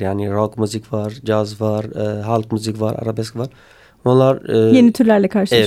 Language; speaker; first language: Turkish; non-native, learner; Kurdish